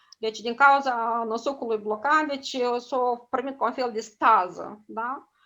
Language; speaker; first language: Romanian; native; Romanian